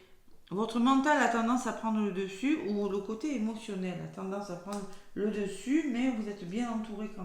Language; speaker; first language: French; native; French